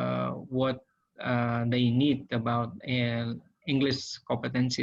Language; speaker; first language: English; non-native, learner; Indonesian